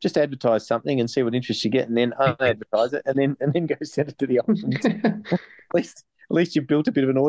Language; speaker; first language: English; native; English